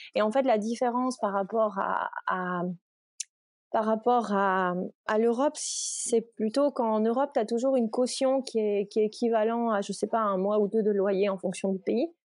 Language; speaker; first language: French; native; French